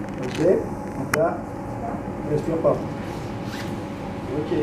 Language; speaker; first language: French; native; French